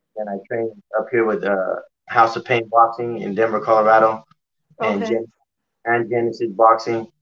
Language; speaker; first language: English; native; English